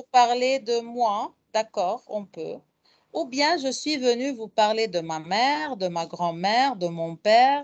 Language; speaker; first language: French; non-native, fluent; Arabic